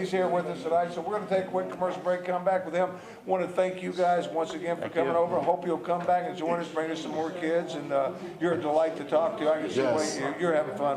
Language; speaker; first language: English; native; English